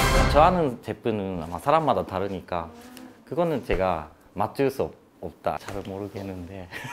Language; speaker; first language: Korean; non-native, learner; Japanese